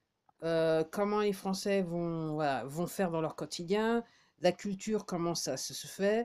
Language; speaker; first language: French; native; French